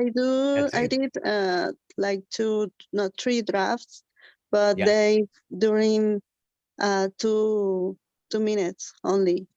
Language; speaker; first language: English; non-native, learner; Spanish